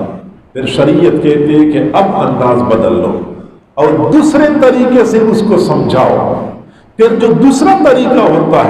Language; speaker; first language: Urdu; native; Urdu